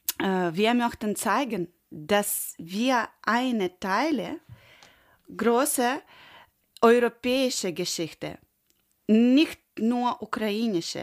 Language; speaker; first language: German; non-native, learner; Ukrainian